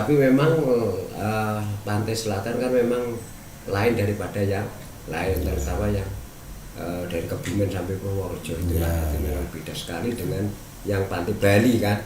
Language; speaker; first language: Indonesian; native; Indonesian